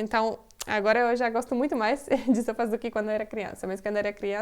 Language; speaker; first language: Portuguese; non-native, fluent; Polish